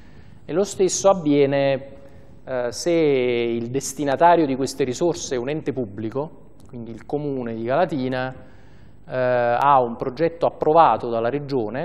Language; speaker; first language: Italian; native; Italian